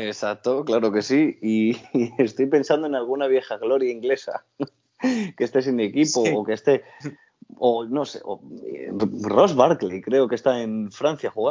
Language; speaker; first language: Spanish; native; Spanish